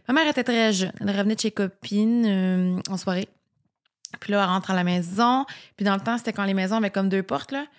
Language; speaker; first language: French; native; French